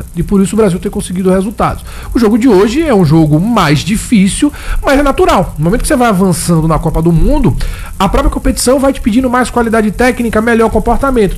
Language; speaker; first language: Portuguese; native; Portuguese